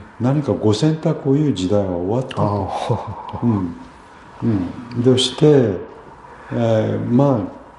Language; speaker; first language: Japanese; early bilingual, other home language; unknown